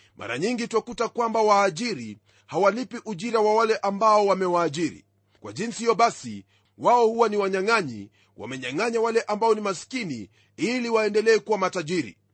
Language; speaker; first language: Swahili; non-native, local second language; Luyia